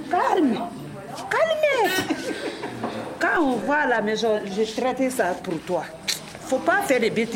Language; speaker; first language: French; non-native, learner; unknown